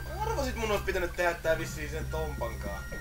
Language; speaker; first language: Finnish; native; Finnish